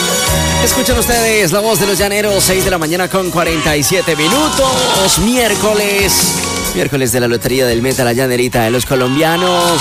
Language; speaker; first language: Spanish; native; Spanish